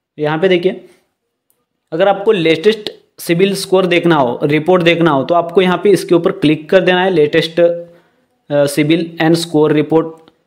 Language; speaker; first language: Hindi; non-native, local second language; Marathi